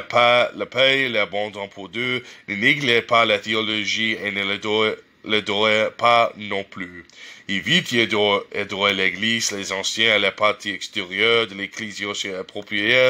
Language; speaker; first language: French; non-native, learner; English